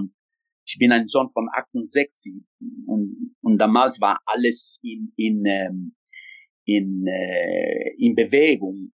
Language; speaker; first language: German; non-native, fluent; Italian